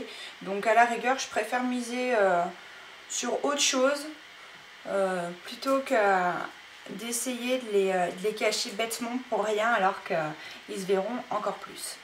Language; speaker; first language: French; native; French